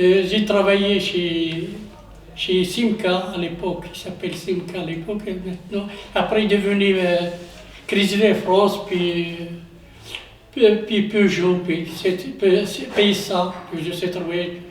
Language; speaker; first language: French; non-native, learner; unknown